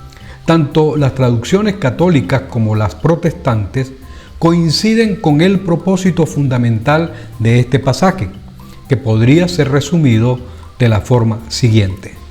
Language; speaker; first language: Spanish; native; Spanish